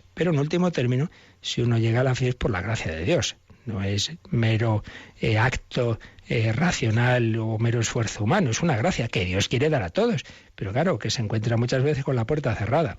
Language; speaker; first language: Spanish; native; Spanish